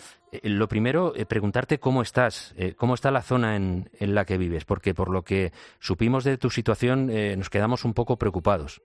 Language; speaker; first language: Spanish; native; Spanish